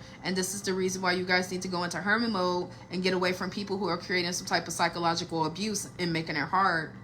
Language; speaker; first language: English; native; English